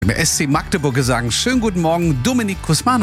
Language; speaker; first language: German; native; German